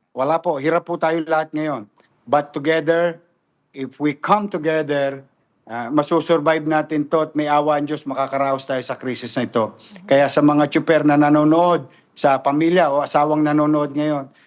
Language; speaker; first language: Filipino; native; Filipino